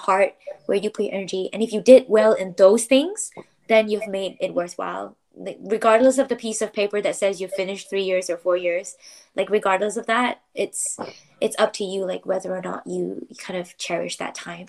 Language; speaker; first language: English; non-native, local second language; Chinese